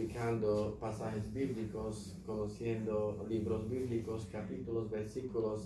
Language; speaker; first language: Spanish; non-native, fluent; Slovak